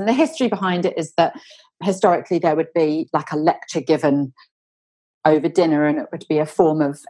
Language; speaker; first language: English; native; English